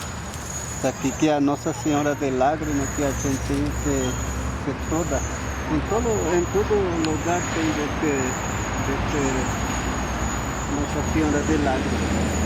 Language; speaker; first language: Portuguese; non-native, local second language; Guarani